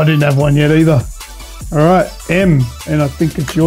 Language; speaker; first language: English; native; English